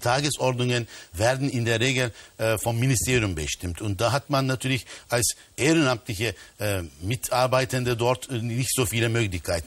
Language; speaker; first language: German; non-native, fluent; Turkish